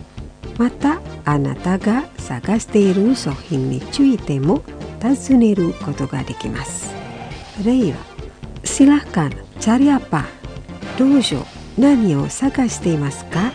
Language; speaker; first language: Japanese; non-native, fluent; Indonesian